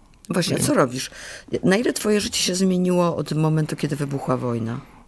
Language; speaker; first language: Polish; native; Polish